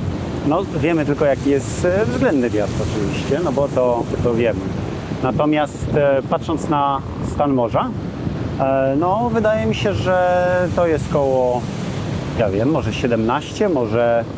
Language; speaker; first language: Polish; native; Polish